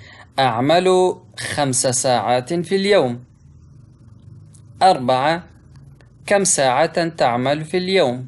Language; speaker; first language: Arabic; non-native, local second language; Pashto